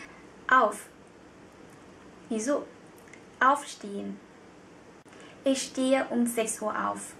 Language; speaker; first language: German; non-native, fluent; Vietnamese